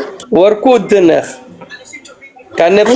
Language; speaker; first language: Amharic; non-native, fluent; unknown